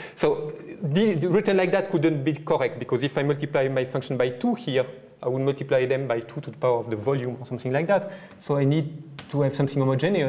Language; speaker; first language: English; non-native, fluent; French